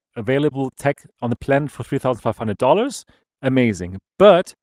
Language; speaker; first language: English; non-native, fluent; German